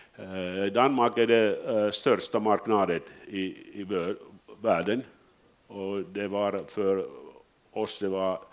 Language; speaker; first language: Swedish; non-native, learner; Finnish